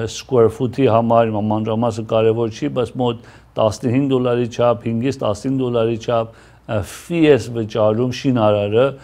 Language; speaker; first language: Armenian; early bilingual, heritage; Armenian